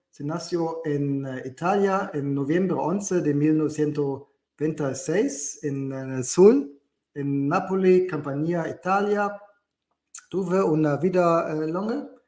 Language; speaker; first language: Spanish; non-native, learner; German